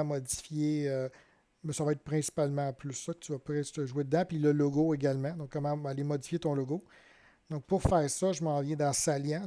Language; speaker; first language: French; native; French